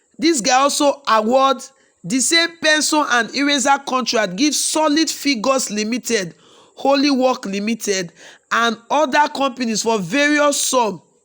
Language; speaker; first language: Nigerian Pidgin; native; Nigerian Pidgin